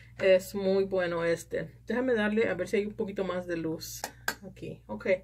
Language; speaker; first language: Spanish; early bilingual, heritage; Spanish